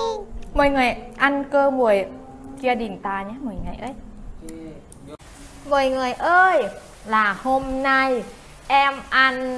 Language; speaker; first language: Vietnamese; non-native, learner; Thai